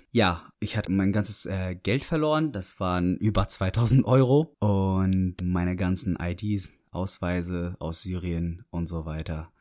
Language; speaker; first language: German; non-native, fluent; Arabic